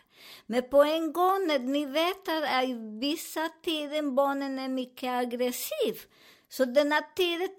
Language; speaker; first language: Swedish; non-native, learner; Spanish